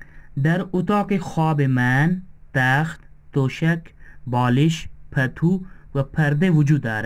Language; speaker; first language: Persian; non-native, fluent; Urdu